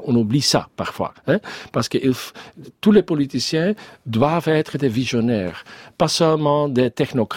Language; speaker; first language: French; non-native, learner; Dutch